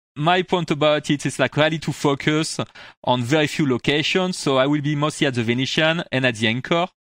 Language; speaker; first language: English; non-native, fluent; French